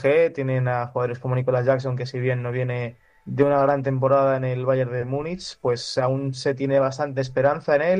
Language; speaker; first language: Spanish; native; Spanish